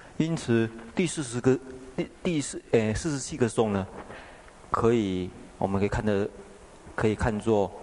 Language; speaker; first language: Chinese; native; Chinese